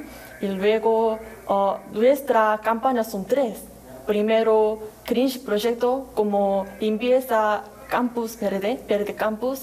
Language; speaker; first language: Spanish; non-native, learner; Korean